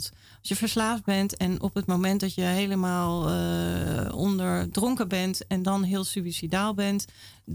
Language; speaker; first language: Dutch; native; Dutch